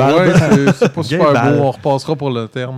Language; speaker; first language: French; native; French